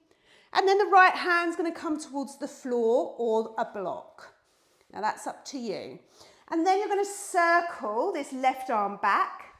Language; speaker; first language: English; native; English